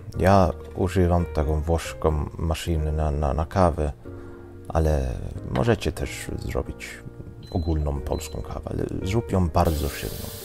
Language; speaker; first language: Polish; non-native, fluent; Swedish